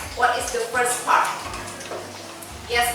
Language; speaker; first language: English; non-native, fluent; Indonesian